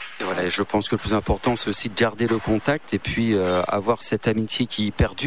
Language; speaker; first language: French; native; French